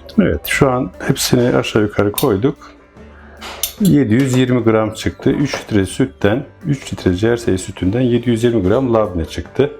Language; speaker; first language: Turkish; native; Turkish